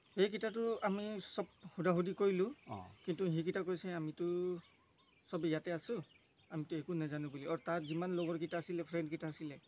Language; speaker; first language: Assamese; non-native, local second language; Nepali